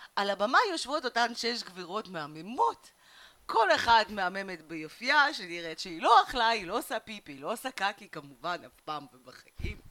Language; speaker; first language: Hebrew; early bilingual, other home language; Russian